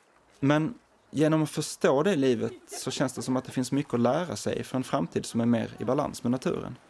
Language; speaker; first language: Swedish; native; Swedish